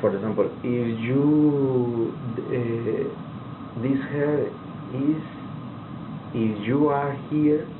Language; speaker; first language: English; non-native, learner; Spanish